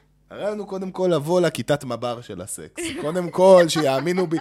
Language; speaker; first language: Hebrew; native; Hebrew